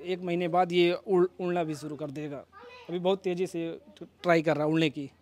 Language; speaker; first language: Hindi; native; Hindi